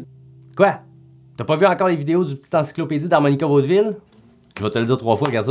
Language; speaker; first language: French; native; French